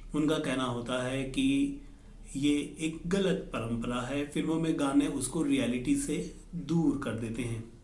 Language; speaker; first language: Hindi; native; Hindi